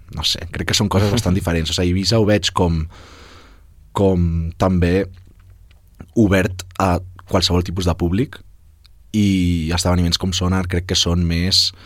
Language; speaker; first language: Catalan; native; Catalan